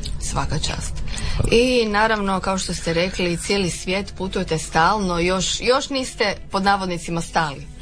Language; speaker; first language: Croatian; native; Croatian